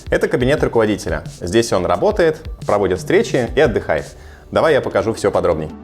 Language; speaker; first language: Russian; native; Russian